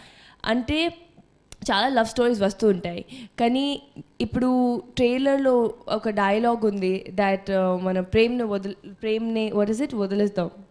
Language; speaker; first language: Telugu; non-native, fluent; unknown